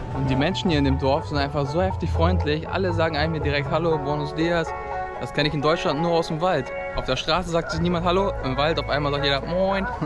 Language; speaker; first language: German; native; German